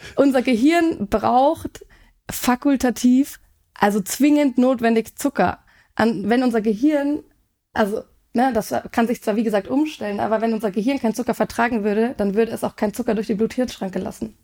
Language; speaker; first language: German; native; German